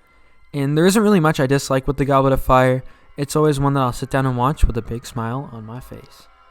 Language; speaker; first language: English; native; English